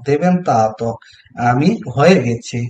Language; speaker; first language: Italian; non-native, fluent; Bangla